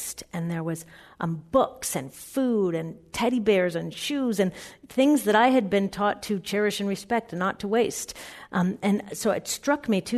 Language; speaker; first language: English; native; English